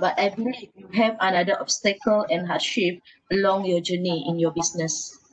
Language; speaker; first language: English; non-native, local second language; Malay